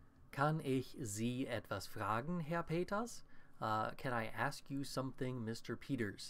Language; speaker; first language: German; non-native, fluent; English